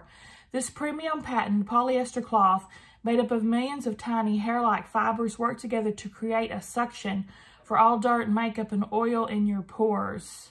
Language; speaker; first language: English; native; English